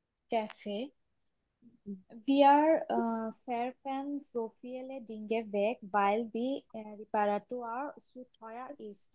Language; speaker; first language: German; non-native, learner; Bangla